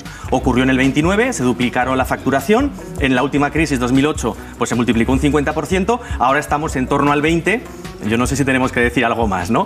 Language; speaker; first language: Spanish; native; Spanish